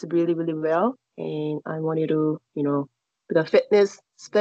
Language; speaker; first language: English; non-native, learner; Korean